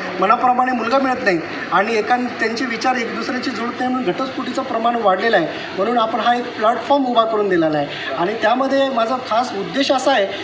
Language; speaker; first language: Marathi; non-native, local second language; Lambadi